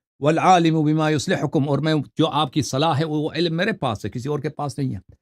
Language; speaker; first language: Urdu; non-native, fluent; Persian